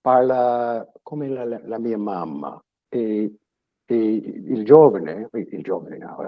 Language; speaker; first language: Italian; early bilingual, other home language; English